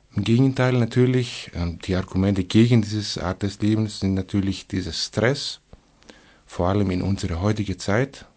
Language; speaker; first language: German; non-native, fluent; Greek